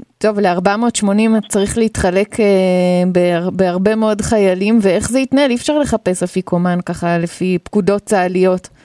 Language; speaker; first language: Hebrew; native; Hebrew